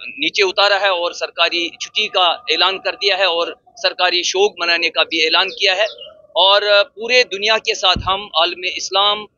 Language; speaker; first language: Urdu; non-native, local second language; Kashmiri